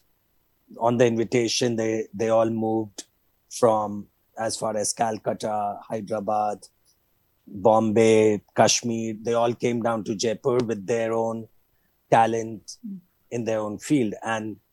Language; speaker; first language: English; non-native, local second language; Hindi